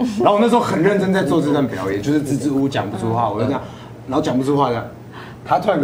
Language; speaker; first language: Chinese; native; Chinese